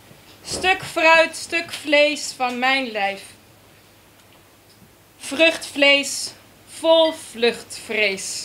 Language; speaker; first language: Dutch; native; Dutch